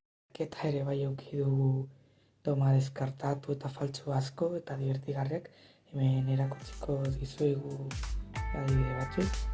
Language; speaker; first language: Basque; non-native, local second language; Spanish